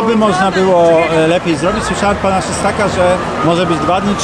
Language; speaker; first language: Polish; native; Polish